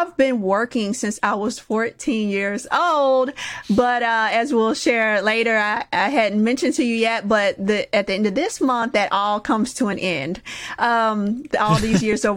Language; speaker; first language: English; native; English